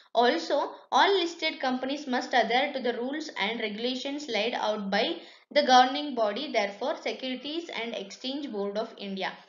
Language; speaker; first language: English; non-native, local second language; Kannada